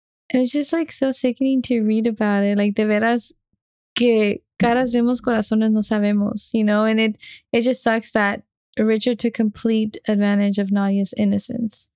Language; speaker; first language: English; early bilingual, other home language; Spanish